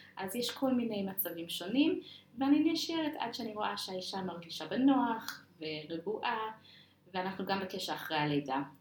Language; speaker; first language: Hebrew; non-native, fluent; English